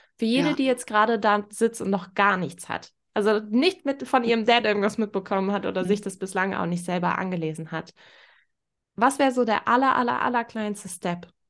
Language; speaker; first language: German; native; German